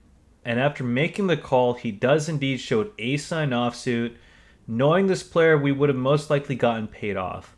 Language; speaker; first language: English; native; English